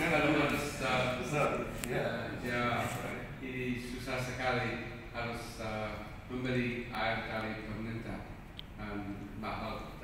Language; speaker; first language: Indonesian; non-native, fluent; English